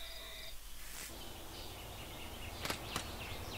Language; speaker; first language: French; native; French